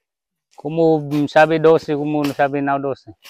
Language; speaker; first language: Portuguese; non-native, learner; Vietnamese